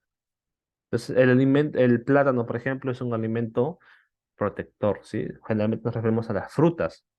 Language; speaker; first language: Spanish; native; Spanish